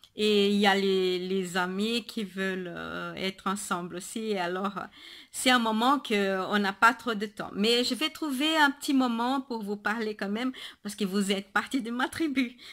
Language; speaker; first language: French; non-native, fluent; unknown